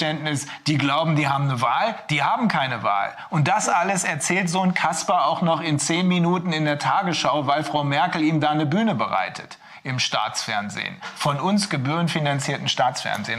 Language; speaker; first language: German; native; German